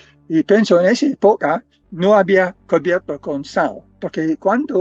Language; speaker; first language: Spanish; non-native, fluent; English